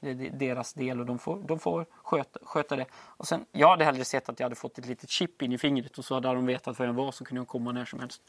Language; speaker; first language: Swedish; native; Swedish